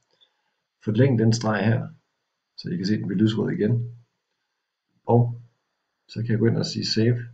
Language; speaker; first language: Danish; native; Danish